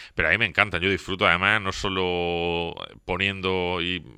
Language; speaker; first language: Spanish; native; Spanish